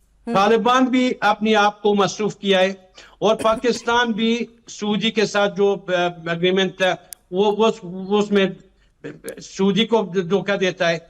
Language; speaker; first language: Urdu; non-native, fluent; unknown